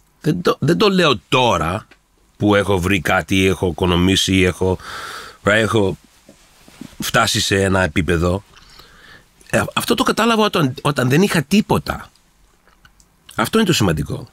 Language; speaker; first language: Greek; early bilingual, heritage; Greek